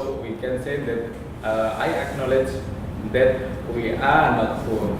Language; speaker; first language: English; non-native, learner; Indonesian